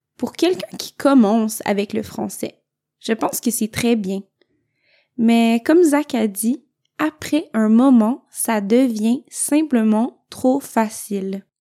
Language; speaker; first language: French; native; French